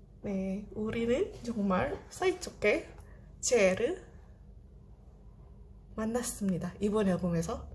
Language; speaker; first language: Korean; non-native, fluent; Indonesian